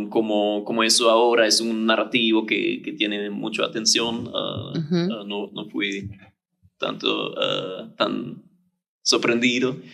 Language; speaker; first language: Spanish; non-native, fluent; German